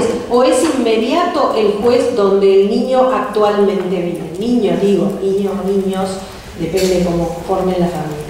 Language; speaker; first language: Spanish; native; Spanish